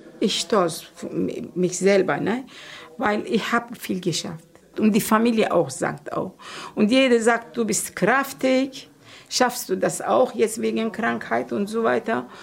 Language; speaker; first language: German; non-native, learner; Turkish